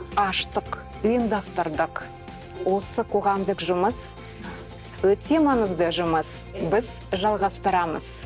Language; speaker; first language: Kazakh; non-native, local second language; Russian